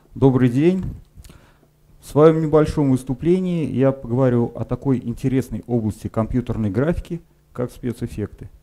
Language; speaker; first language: Russian; native; Russian